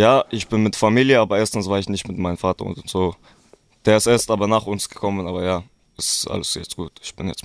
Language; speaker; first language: German; early bilingual, other home language; Kurdish